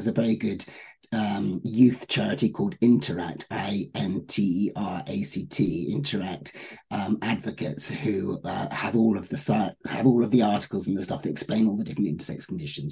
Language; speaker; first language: English; native; English